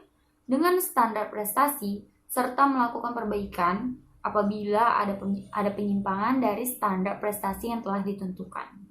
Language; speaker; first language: Indonesian; native; Indonesian